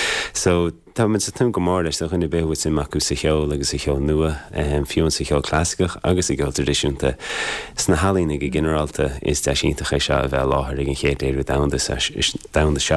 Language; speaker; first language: Irish; native; Irish